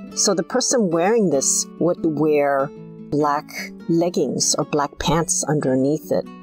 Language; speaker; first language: English; native; English